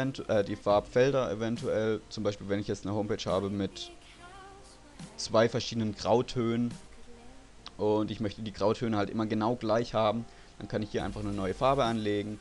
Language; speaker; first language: German; native; German